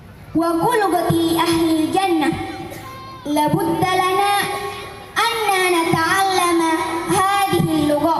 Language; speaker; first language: Arabic; non-native, learner; Indonesian